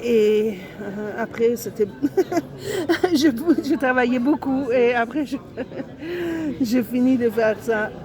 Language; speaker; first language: French; non-native, learner; Italian